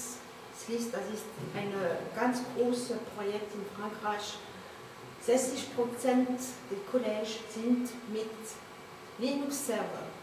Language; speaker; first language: German; non-native, learner; French